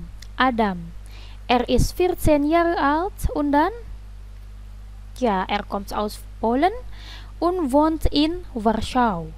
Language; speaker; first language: German; non-native, fluent; Indonesian